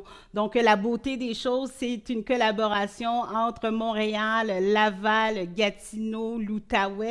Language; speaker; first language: French; native; French